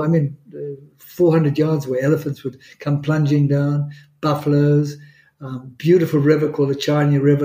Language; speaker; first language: English; non-native, local second language; Swahili